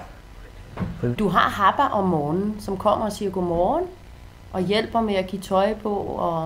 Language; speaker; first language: Danish; native; Danish